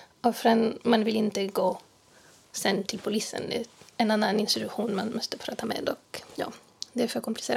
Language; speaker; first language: Swedish; non-native, fluent; French